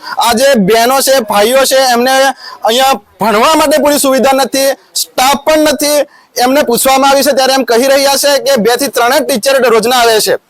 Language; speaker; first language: Gujarati; non-native, local second language; Rathawi